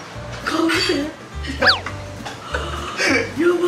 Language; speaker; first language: Japanese; native; Japanese